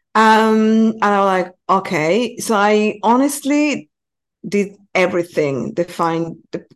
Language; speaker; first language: English; non-native, fluent; Spanish